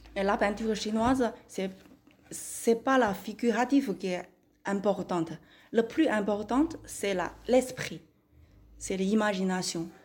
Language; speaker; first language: French; non-native, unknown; Chinese